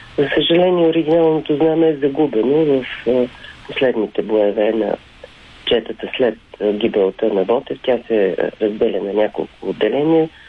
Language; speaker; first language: Bulgarian; native; Bulgarian